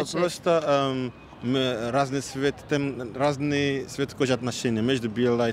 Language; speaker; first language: Russian; non-native, learner; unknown